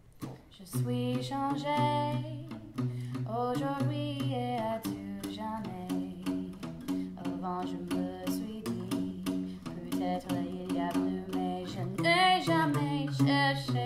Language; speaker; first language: French; non-native, learner; English